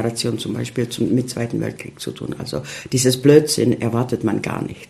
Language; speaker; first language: German; early bilingual, heritage; Czech